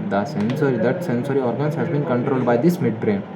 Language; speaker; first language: English; non-native, local second language; Kannada